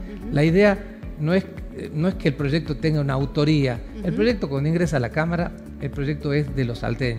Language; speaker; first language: Spanish; native; Spanish